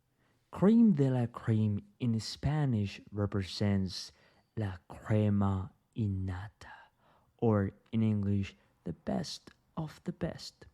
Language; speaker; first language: English; non-native, fluent; Spanish